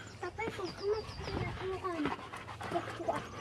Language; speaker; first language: French; native; French